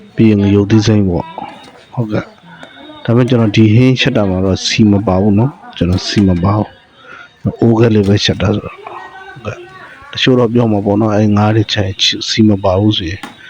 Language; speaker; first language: Burmese; native; Burmese